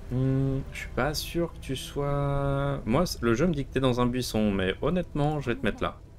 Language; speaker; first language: French; native; French